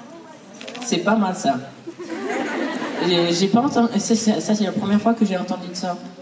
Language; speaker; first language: French; early bilingual, heritage; English